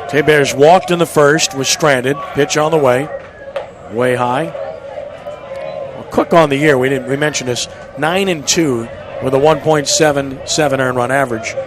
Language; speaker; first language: English; native; English